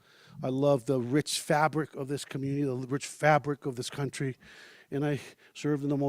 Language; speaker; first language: English; early bilingual, heritage; Spanish